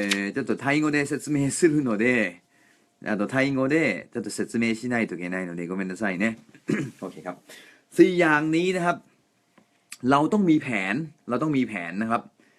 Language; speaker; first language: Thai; non-native, fluent; Japanese